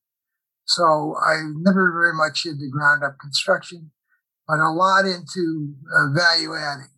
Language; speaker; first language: English; native; English